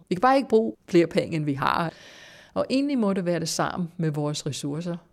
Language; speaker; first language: Danish; non-native, fluent; English